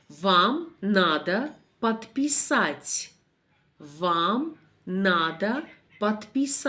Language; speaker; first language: Russian; non-native, fluent; Armenian